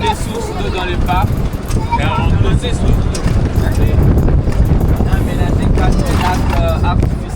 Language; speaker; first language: French; native; French